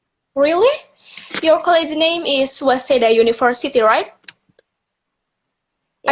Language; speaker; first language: English; non-native, learner; Indonesian